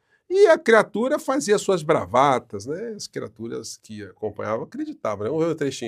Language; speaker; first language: Portuguese; native; Portuguese